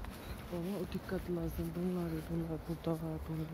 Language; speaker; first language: Turkish; non-native, learner; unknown